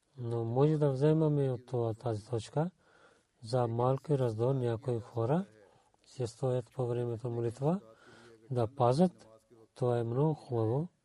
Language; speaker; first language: Bulgarian; non-native, learner; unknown